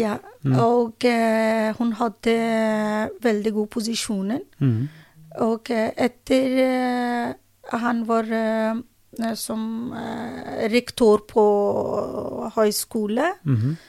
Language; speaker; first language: Norwegian; non-native, learner; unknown